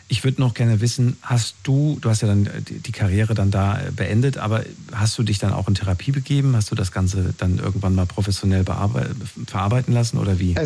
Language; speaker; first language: German; native; German